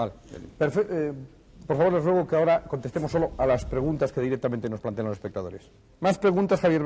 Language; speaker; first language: Spanish; native; Spanish